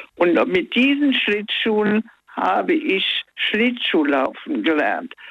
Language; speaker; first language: German; native; German